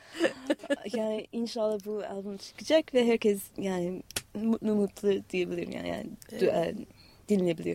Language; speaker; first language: Turkish; non-native, learner; English